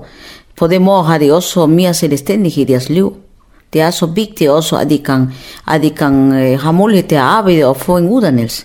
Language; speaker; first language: Danish; non-native, fluent; Spanish